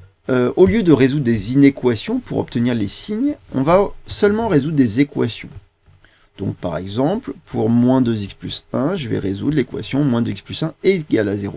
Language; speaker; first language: French; native; French